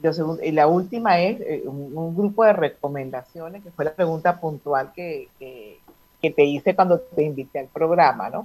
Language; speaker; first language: Spanish; native; Spanish